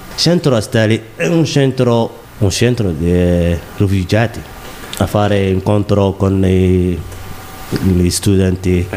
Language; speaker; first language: Italian; non-native, learner; Somali